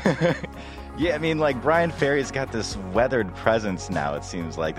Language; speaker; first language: English; native; English